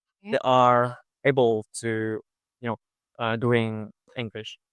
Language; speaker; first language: English; non-native, fluent; Indonesian